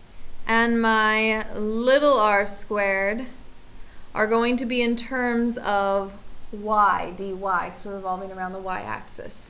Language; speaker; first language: English; native; English